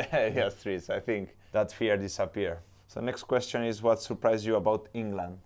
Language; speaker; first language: English; non-native, fluent; Spanish